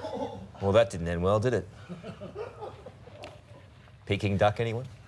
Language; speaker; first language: English; native; English